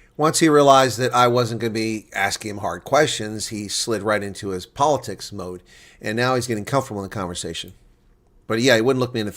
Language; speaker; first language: English; native; English